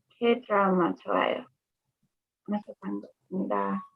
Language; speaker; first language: Korean; non-native, learner; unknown